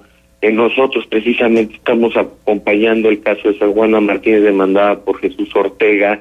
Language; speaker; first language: Spanish; native; Spanish